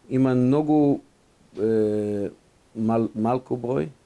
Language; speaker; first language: Bulgarian; non-native, fluent; Hebrew